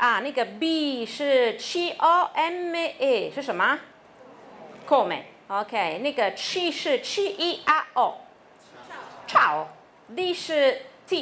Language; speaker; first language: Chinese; non-native, fluent; Italian